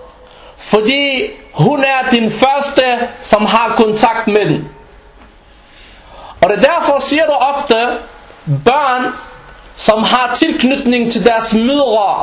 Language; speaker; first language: Danish; non-native, fluent; Arabic